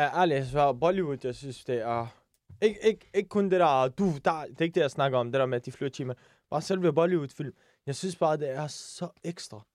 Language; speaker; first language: Danish; early bilingual, other home language; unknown